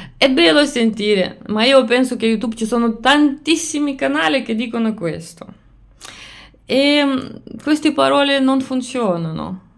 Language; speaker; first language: Italian; non-native, fluent; Lithuanian